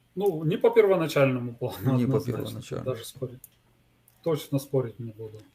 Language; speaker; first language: Russian; native; Russian